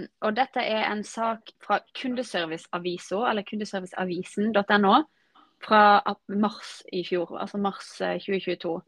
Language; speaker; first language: Norwegian; native; Norwegian